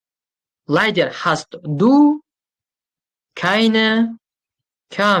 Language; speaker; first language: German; non-native, fluent; Uzbek